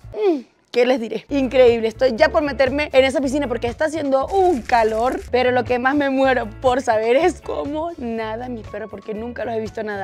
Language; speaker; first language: Spanish; native; Spanish